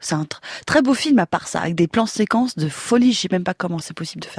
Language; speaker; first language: French; native; French